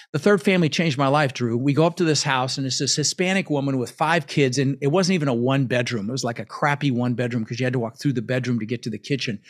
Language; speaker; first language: English; early bilingual, other home language; Dutch